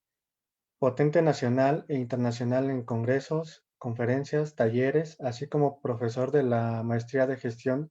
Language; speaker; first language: Spanish; native; Spanish